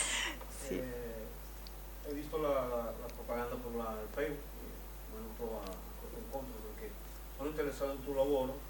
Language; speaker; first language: Italian; non-native, learner; Spanish